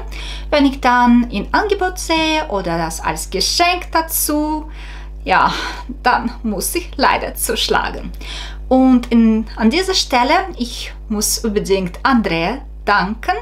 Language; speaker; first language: German; non-native, fluent; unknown